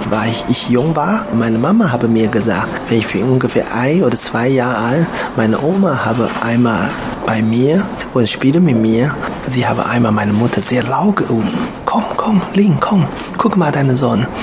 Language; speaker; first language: German; non-native, learner; Chinese